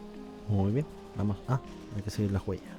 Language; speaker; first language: Spanish; native; Spanish